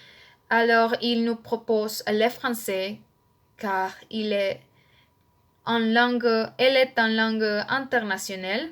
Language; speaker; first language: French; non-native, learner; Spanish